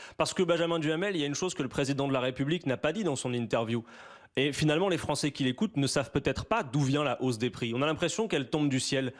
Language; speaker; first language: French; native; French